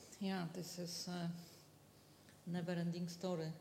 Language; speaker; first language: English; non-native, fluent; Polish